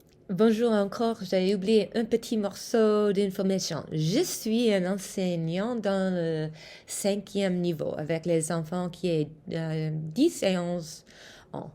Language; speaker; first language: French; non-native, learner; English